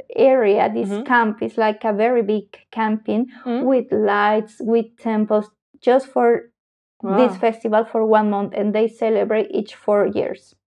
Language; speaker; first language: English; non-native, learner; Spanish